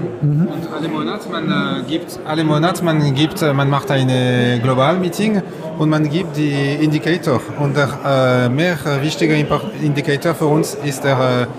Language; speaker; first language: German; non-native, learner; French